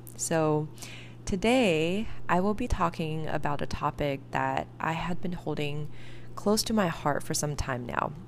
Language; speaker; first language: English; early bilingual, other home language; Chinese